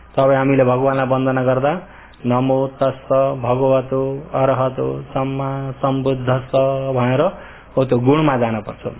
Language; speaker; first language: Nepali; early bilingual, heritage; Nepali